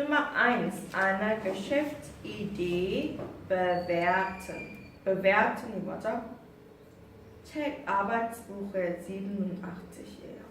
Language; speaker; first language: German; non-native, fluent; Korean